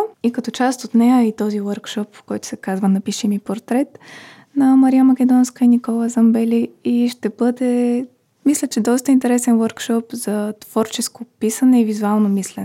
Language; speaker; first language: Bulgarian; native; Bulgarian